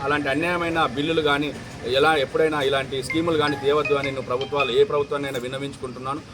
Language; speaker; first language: Telugu; native; Telugu